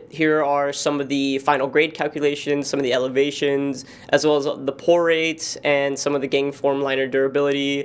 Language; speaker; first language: English; native; English